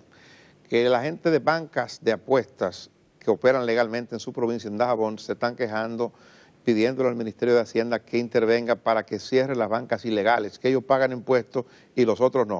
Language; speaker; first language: Spanish; native; Spanish